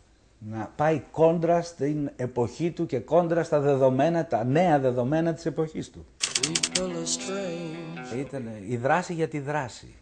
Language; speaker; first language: Greek; native; Greek